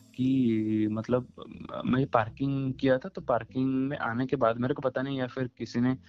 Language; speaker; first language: Hindi; non-native, local second language; Odia